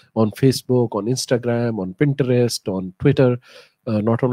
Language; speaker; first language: English; non-native, local second language; Hindi